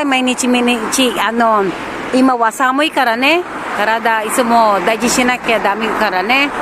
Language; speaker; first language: Japanese; non-native, learner; Filipino